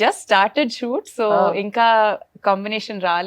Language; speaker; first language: Telugu; non-native, fluent; Malayalam